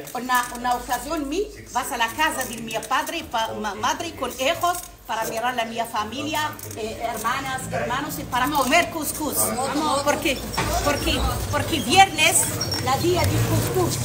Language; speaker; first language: Spanish; non-native, learner; Arabic